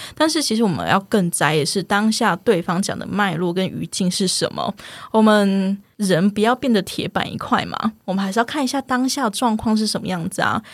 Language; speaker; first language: Chinese; non-native, local second language; Min Nan Chinese